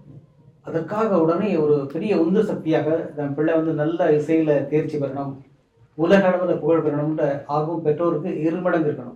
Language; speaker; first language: Tamil; native; Tamil